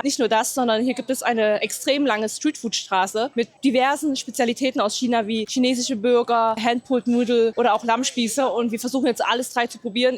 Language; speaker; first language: German; native; German